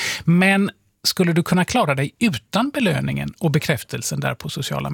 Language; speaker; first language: Swedish; native; Swedish